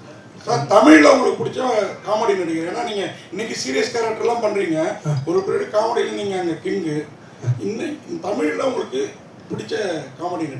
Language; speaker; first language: Tamil; native; Tamil